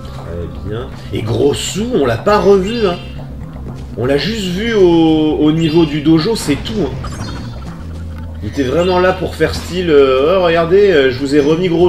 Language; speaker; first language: French; native; French